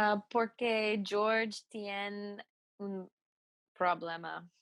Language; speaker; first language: Spanish; non-native, learner; English